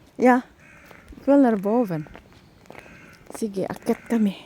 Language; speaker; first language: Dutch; non-native, learner; Filipino